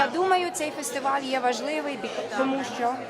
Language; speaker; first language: Ukrainian; early bilingual, heritage; Ukrainian